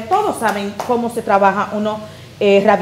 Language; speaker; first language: Spanish; native; Spanish